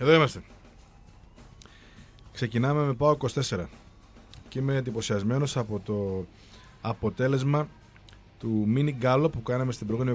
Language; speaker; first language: Greek; native; Greek